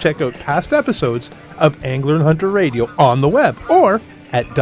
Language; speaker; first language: English; native; English